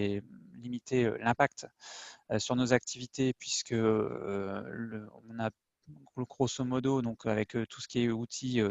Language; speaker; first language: French; native; French